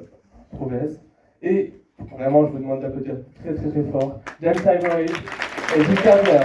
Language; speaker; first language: French; native; French